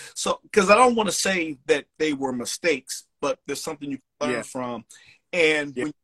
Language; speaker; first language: English; native; English